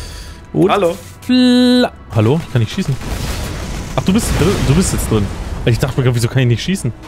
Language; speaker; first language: German; native; German